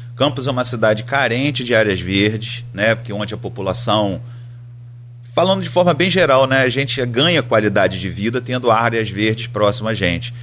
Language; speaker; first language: Portuguese; native; Portuguese